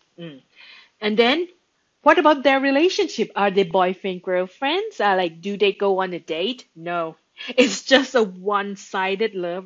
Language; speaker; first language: English; non-native, fluent; Thai